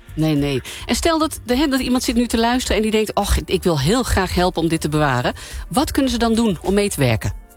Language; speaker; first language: Dutch; native; Dutch